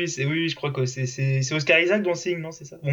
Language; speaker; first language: French; native; French